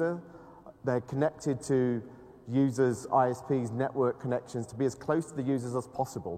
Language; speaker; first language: English; native; English